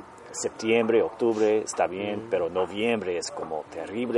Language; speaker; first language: Spanish; non-native, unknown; English